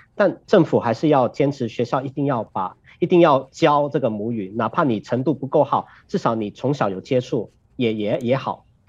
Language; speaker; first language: Chinese; native; Chinese